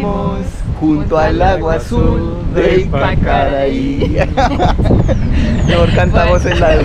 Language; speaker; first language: Spanish; native; Spanish